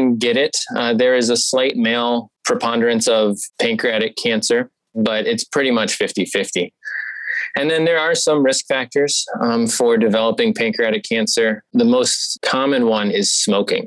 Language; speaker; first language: English; native; English